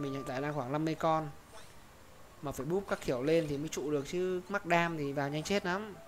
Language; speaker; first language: Vietnamese; native; Vietnamese